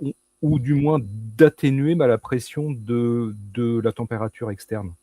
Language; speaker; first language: French; native; French